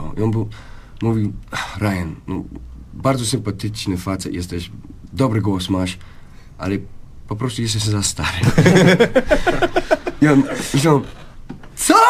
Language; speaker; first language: Polish; non-native, learner; English